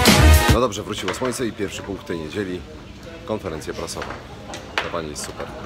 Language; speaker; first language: Polish; native; Polish